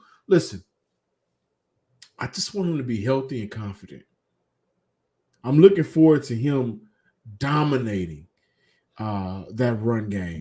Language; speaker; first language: English; native; English